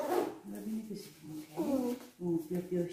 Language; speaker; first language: Italian; non-native, fluent; Filipino